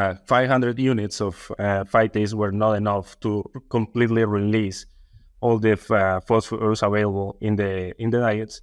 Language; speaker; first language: English; non-native, fluent; Spanish